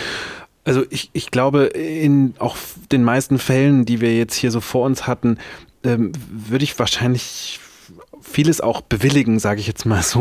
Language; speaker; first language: German; native; German